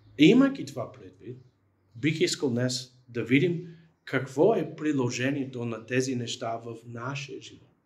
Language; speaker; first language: Bulgarian; non-native, fluent; English